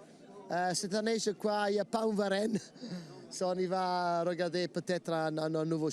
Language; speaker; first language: French; non-native, learner; Italian